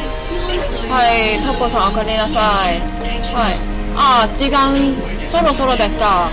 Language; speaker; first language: Japanese; non-native, learner; Cantonese